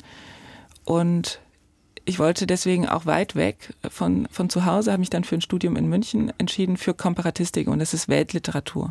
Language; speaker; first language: German; native; German